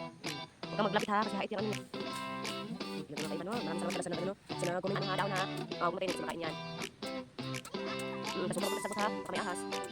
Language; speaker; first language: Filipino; non-native, local second language; Cebuano